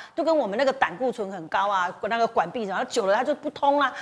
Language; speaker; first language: Chinese; native; Chinese